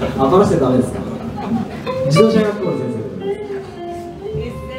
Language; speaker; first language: Japanese; native; Japanese